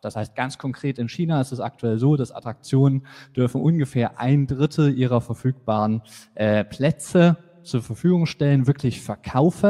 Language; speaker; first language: German; native; German